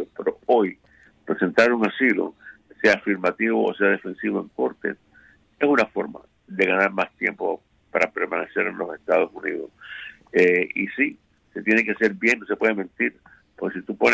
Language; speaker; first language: Spanish; native; Spanish